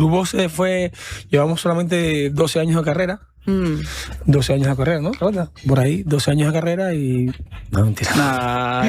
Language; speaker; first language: Spanish; native; Spanish